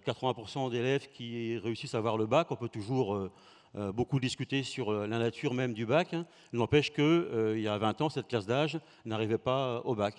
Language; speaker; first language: French; native; French